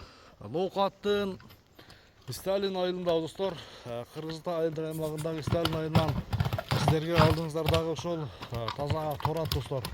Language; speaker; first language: Kyrgyz; native; Kyrgyz